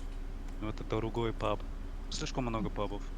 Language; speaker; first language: Russian; non-native, learner; English